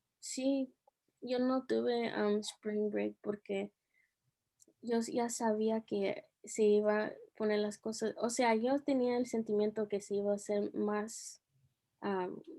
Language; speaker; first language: Spanish; early bilingual, heritage; Spanish